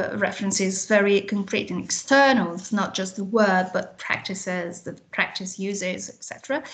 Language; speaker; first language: English; non-native, fluent; Italian